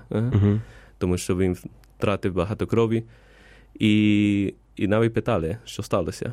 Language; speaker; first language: Ukrainian; non-native, fluent; Spanish